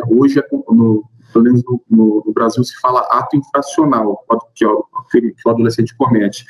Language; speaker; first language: Portuguese; native; Portuguese